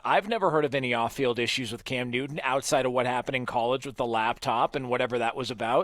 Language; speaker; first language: English; native; English